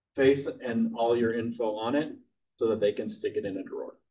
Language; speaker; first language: English; native; English